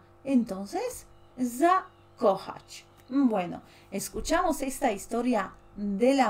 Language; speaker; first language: Spanish; non-native, fluent; Polish